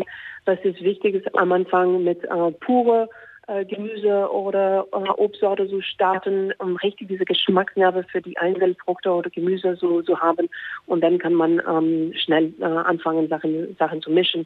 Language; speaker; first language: German; non-native, fluent; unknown